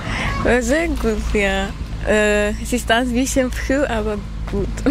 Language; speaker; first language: German; non-native, learner; Armenian